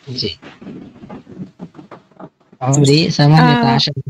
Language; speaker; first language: Arabic; non-native, learner; Bangla